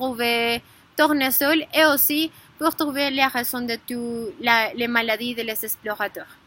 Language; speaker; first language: French; non-native, learner; Spanish